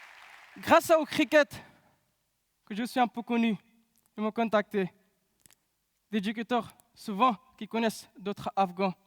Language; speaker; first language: French; non-native, learner; Pashto